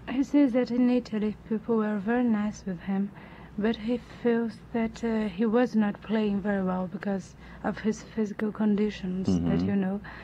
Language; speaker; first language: English; non-native, fluent; Portuguese